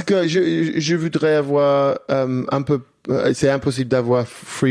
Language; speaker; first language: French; non-native, learner; English